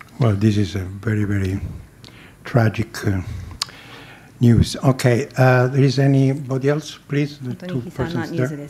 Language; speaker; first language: English; non-native, fluent; Italian